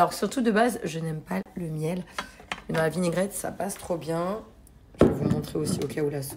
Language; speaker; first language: French; native; French